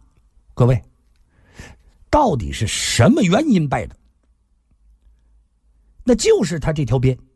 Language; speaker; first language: Chinese; native; Chinese